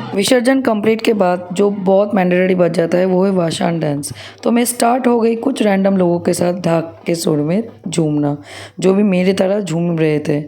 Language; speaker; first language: Hindi; non-native, local second language; Bangla